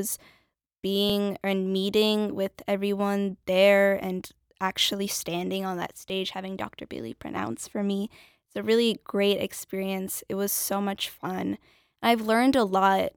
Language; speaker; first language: English; early bilingual, other home language; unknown